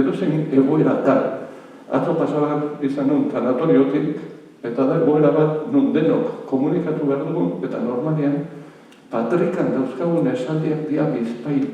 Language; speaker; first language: Basque; native; Basque